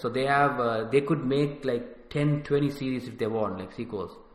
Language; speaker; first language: English; early bilingual, other home language; Tamil